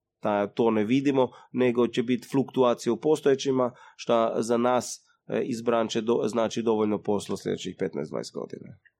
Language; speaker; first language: Croatian; early bilingual, heritage; Croatian